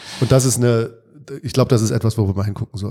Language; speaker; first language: German; native; German